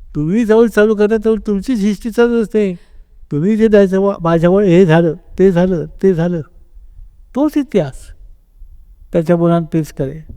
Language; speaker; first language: Marathi; native; Marathi